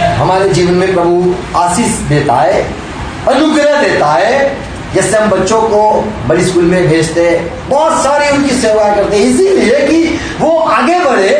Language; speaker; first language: Hindi; non-native, local second language; Gujarati